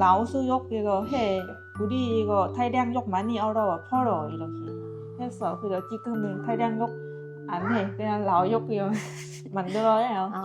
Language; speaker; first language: Korean; non-native, learner; Lao